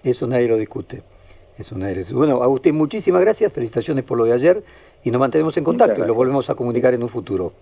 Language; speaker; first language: Spanish; native; Spanish